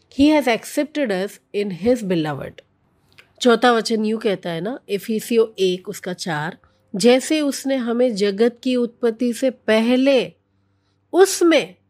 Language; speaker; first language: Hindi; non-native, local second language; Telugu